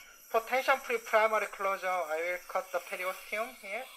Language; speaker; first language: English; non-native, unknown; Korean